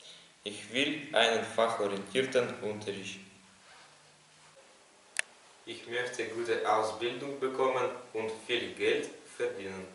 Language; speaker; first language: German; non-native, learner; Russian